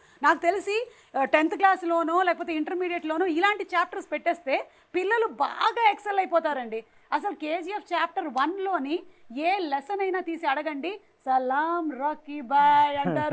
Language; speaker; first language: Telugu; native; Telugu